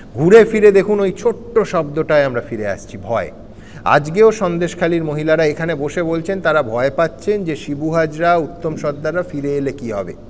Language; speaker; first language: Bangla; native; Bangla